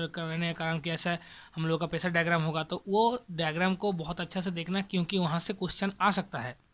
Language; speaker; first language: Hindi; non-native, local second language; Bangla